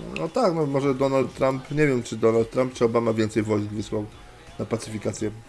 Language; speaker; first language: Polish; native; Polish